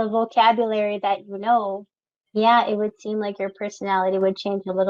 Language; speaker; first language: English; non-native, local second language; French